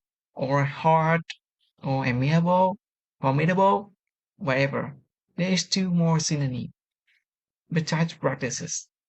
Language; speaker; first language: English; non-native, learner; Vietnamese